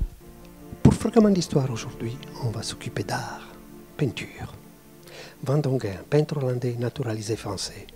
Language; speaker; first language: French; native; French